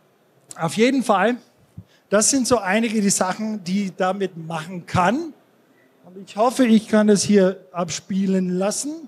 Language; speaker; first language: German; non-native, fluent; English